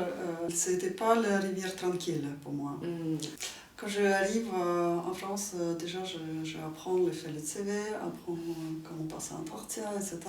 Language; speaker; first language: French; non-native, fluent; Ukrainian